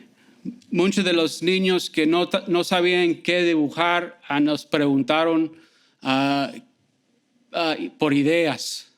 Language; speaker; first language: Spanish; early bilingual, heritage; Spanish